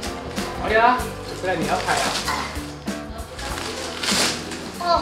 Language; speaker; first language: Chinese; native; Chinese